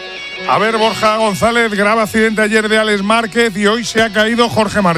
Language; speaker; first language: Spanish; native; Spanish